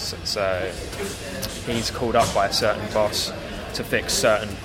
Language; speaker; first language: English; native; English